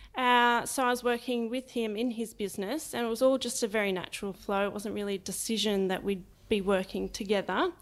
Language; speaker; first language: English; native; English